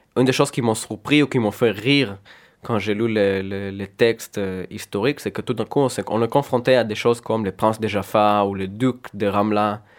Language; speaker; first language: French; non-native, fluent; Hebrew